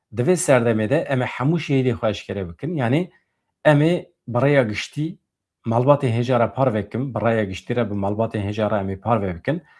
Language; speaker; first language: Kurdish; native; Kurdish